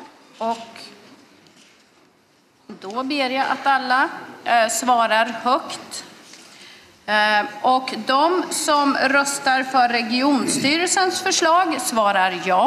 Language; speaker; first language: Swedish; native; Swedish